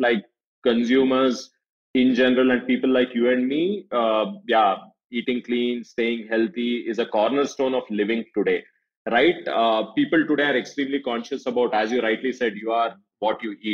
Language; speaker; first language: English; non-native, local second language; Kannada